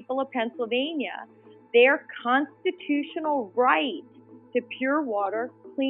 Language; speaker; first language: English; native; English